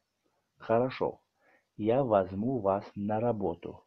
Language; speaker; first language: Russian; non-native, learner; Tajik